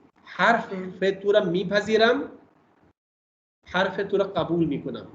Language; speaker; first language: Persian; non-native, fluent; Urdu